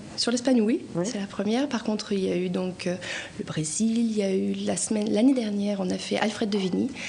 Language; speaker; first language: French; native; French